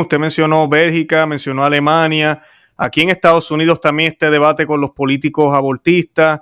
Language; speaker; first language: Spanish; native; Spanish